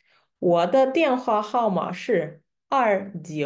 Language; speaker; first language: Chinese; non-native, fluent; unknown